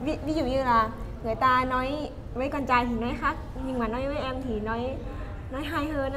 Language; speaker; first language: Vietnamese; non-native, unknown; Lao